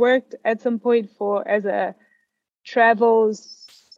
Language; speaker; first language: English; non-native, fluent; Portuguese